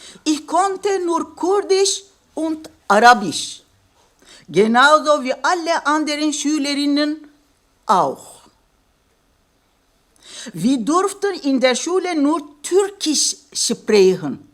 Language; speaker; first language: German; non-native, fluent; Kurdish